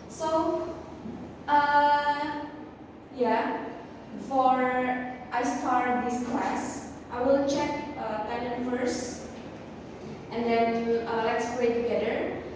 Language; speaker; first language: English; non-native, learner; Indonesian